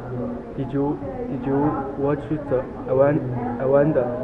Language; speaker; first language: English; non-native, learner; Chinese